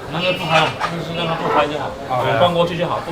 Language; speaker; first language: Chinese; native; Chinese